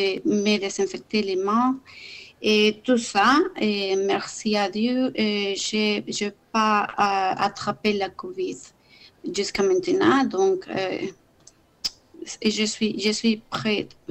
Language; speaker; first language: French; non-native, learner; Spanish